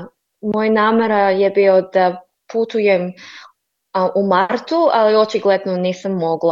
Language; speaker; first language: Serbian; non-native, learner; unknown